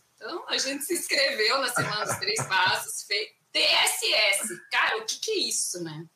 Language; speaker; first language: Portuguese; native; Portuguese